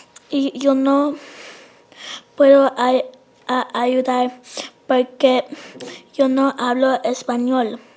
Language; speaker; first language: Spanish; non-native, learner; English